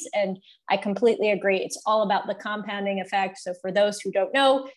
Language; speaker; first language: English; native; English